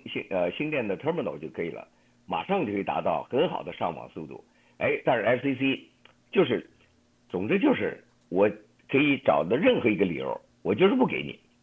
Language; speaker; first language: Chinese; native; Chinese